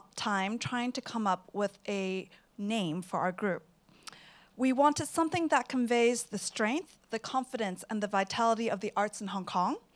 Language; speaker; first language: English; non-native, local second language; Cantonese